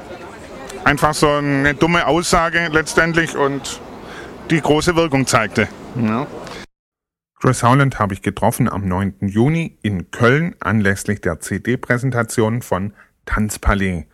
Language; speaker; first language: German; native; German